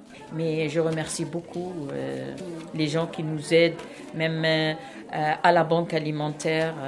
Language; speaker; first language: French; non-native, fluent; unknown